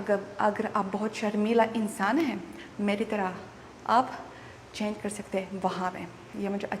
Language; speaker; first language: Hindi; non-native, fluent; Russian